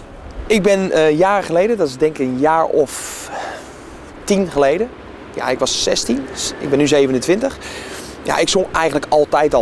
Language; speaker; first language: Dutch; native; Dutch